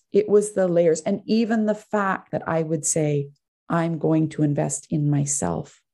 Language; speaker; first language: English; native; English